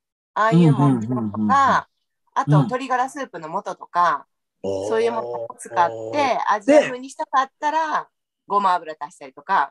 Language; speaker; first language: Japanese; native; Japanese